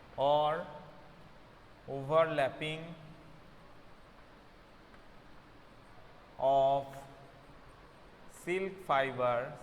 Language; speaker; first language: English; non-native, local second language; Bangla